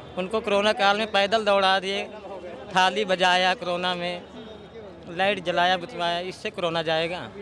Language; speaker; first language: Hindi; native; Hindi